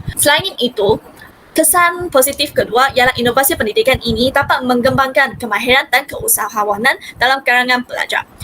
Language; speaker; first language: Malay; non-native, local second language; Hakka Chinese